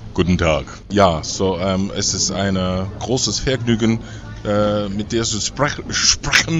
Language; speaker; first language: German; non-native, learner; English